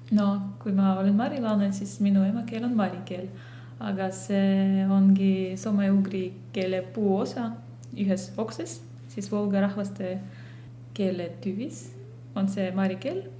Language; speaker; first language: Estonian; non-native, fluent; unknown